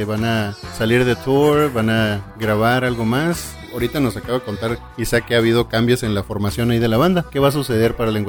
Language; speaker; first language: Spanish; native; Spanish